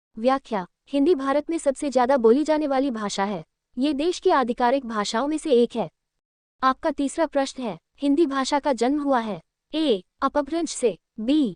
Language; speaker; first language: Hindi; native; Hindi